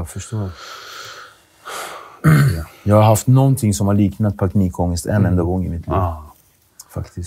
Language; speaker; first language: Swedish; native; Swedish